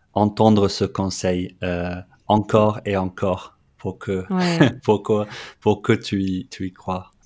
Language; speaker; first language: French; non-native, fluent; English